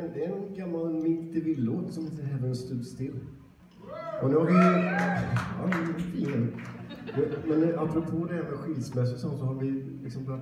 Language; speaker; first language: Swedish; native; Swedish